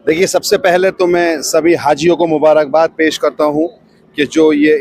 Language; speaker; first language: Hindi; native; Hindi